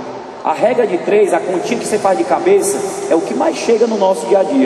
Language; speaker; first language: Portuguese; native; Portuguese